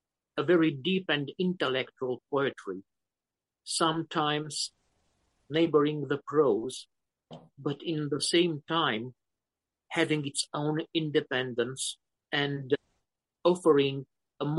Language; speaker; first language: English; non-native, fluent; Romanian